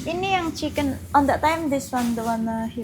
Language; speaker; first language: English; non-native, learner; Indonesian